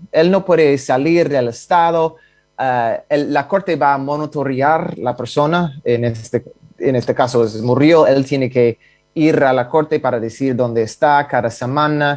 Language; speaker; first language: Spanish; non-native, fluent; English